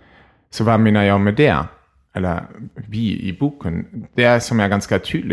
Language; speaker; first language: Swedish; non-native, fluent; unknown